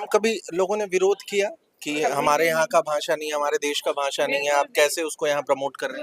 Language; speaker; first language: Hindi; native; Hindi